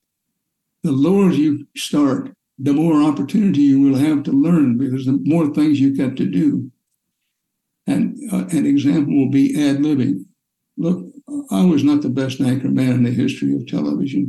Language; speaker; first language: English; native; English